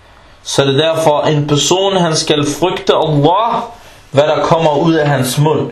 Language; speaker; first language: Danish; early bilingual, other home language; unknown